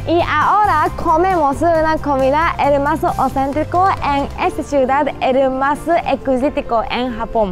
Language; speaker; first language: Spanish; non-native, learner; Japanese